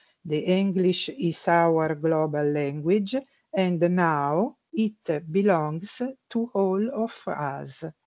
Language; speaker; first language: English; non-native, learner; Italian